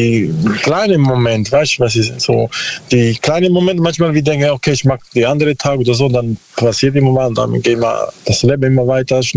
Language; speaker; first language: German; non-native, learner; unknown